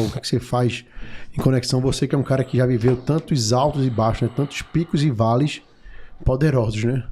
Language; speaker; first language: Portuguese; native; Portuguese